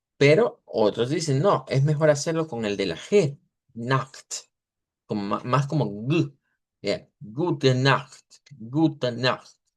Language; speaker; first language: Spanish; native; Spanish